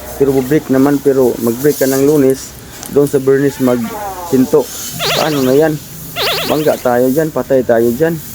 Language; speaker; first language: Filipino; non-native, local second language; Cebuano